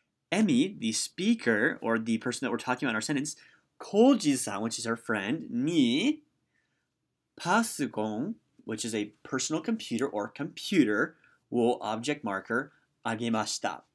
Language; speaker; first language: English; native; English